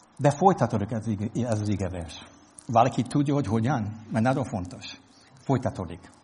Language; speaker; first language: Hungarian; non-native, fluent; English